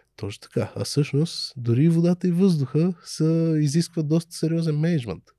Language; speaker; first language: Bulgarian; native; Bulgarian